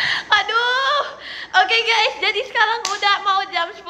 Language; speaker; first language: Indonesian; native; Indonesian